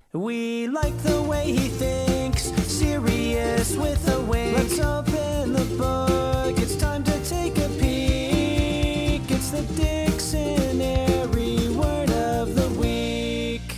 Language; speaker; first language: English; native; English